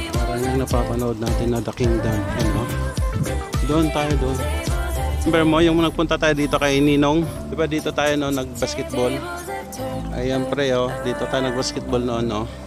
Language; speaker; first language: Filipino; non-native, local second language; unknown